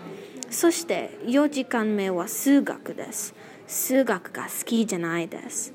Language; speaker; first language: Japanese; non-native, learner; English